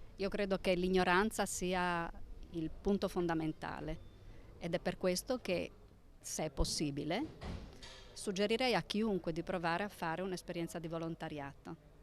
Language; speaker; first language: Italian; native; Italian